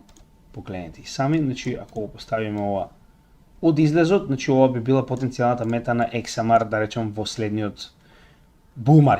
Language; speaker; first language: Macedonian; native; Macedonian